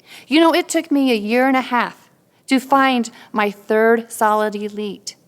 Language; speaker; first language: English; native; English